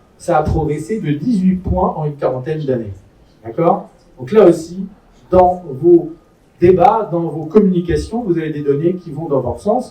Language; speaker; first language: French; native; French